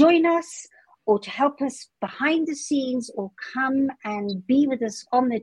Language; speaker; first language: English; native; English